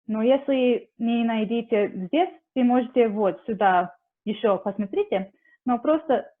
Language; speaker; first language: Russian; non-native, learner; English